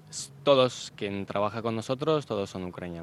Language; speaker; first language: Spanish; non-native, fluent; Ukrainian